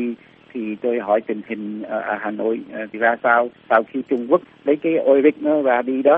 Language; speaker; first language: Vietnamese; early bilingual, heritage; Vietnamese